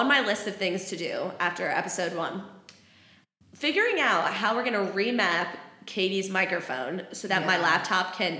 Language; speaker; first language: English; native; English